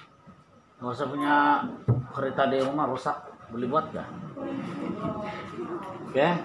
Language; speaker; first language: Malay; native; Malay